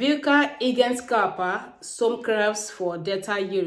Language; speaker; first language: Swedish; non-native, learner; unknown